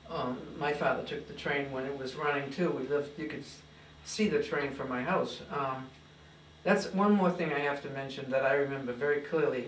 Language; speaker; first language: English; native; English